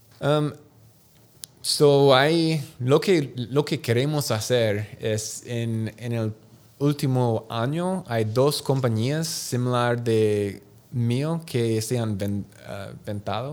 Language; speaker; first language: Spanish; non-native, learner; English